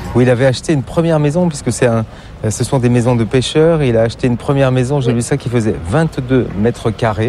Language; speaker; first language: French; native; French